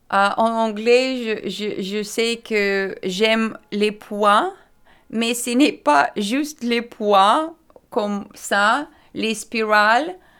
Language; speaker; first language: French; non-native, learner; Lithuanian